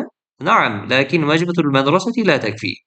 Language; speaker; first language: Arabic; non-native, fluent; Uzbek